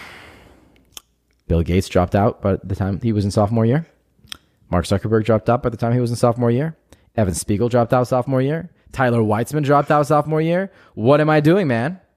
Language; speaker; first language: English; non-native, fluent; Hebrew